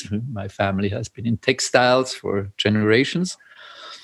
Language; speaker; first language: English; non-native, fluent; German